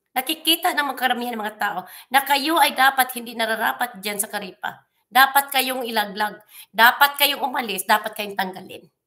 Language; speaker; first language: Filipino; non-native, local second language; Cebuano